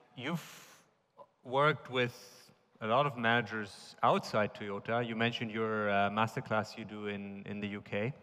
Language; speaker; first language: English; non-native, fluent; German